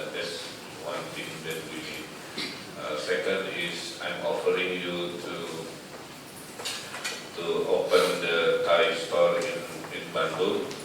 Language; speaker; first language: English; non-native, fluent; Indonesian